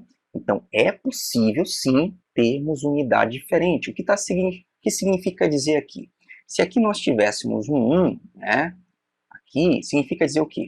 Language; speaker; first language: Portuguese; native; Portuguese